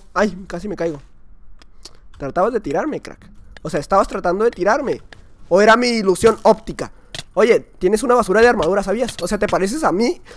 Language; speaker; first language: Spanish; native; Spanish